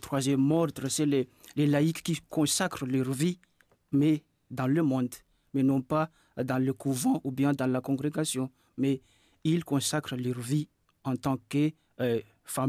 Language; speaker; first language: French; non-native, local second language; Malagasy